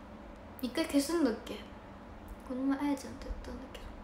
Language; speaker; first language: Japanese; native; Japanese